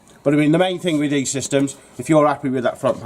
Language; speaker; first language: English; native; English